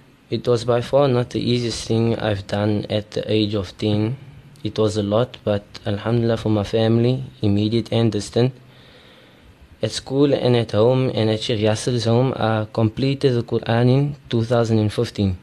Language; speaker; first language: English; native; English